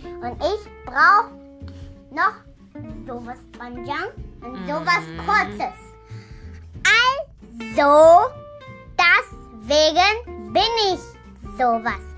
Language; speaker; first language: German; early bilingual, other home language; Indonesian